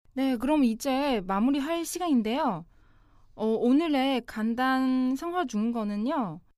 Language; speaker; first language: Korean; non-native, local second language; Chinese